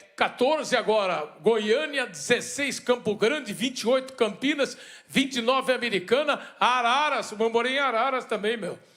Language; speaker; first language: Portuguese; native; Portuguese